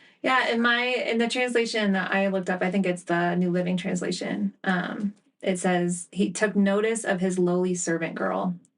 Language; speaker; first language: English; native; English